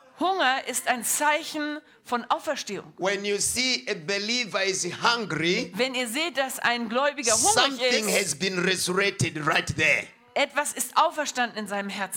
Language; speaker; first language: German; non-native, learner; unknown